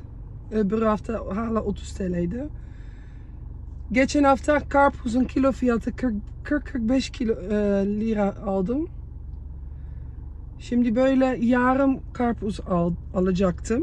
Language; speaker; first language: Turkish; early bilingual, heritage; Turkish